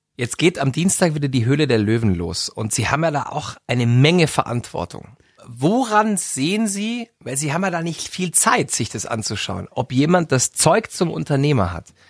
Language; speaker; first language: German; native; German